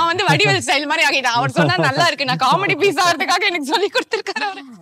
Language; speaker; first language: Tamil; native; Tamil